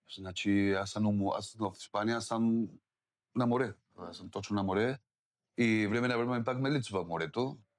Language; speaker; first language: Bulgarian; non-native, learner; Spanish